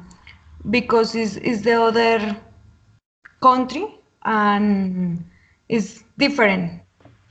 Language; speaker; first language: English; non-native, learner; Spanish